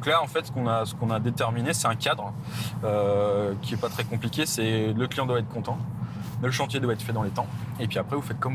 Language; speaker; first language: French; native; French